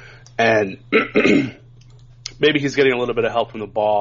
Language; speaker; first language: English; native; English